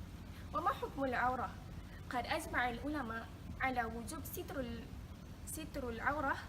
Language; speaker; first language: Arabic; non-native, learner; Malay